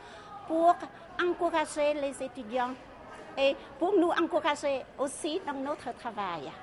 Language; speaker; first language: French; non-native, fluent; Vietnamese